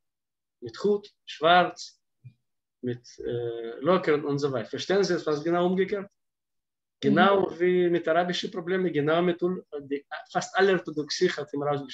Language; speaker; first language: German; non-native, fluent; Russian